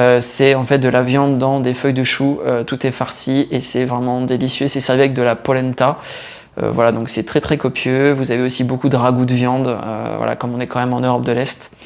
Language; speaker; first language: French; native; French